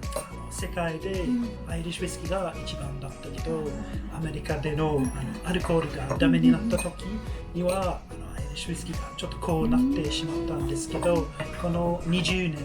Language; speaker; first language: Japanese; non-native, fluent; English